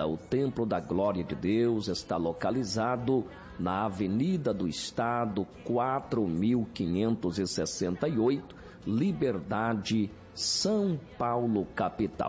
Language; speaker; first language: Portuguese; native; Portuguese